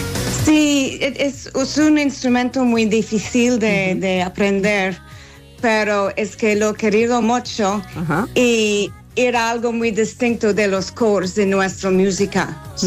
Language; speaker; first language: Spanish; non-native, learner; English